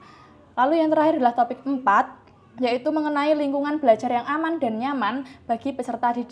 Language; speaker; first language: Indonesian; native; Indonesian